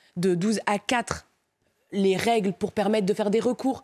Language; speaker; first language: French; native; French